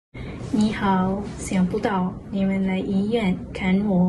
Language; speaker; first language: Chinese; non-native, learner; Malay